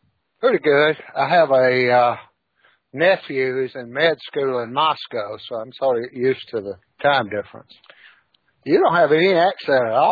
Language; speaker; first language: English; native; English